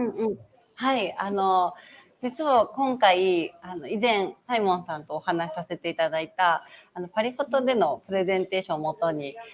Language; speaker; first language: Japanese; native; Japanese